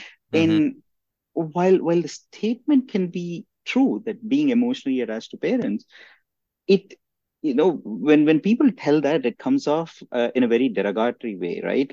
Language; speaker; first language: English; non-native, local second language; Tamil